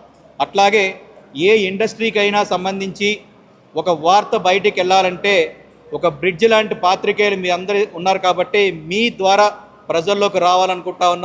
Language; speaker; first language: Telugu; native; Telugu